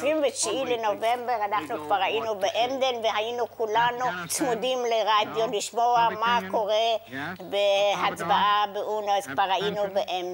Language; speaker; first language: Hebrew; non-native, fluent; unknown